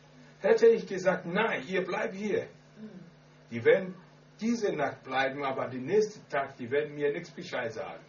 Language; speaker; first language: German; non-native, learner; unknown